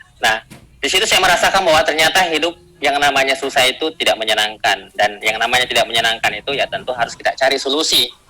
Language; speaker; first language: Indonesian; non-native, local second language; Buginese